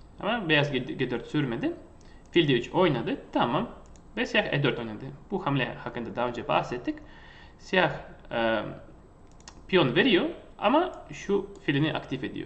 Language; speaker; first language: Turkish; non-native, fluent; Russian